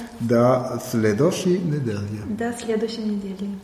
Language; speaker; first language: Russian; non-native, learner; German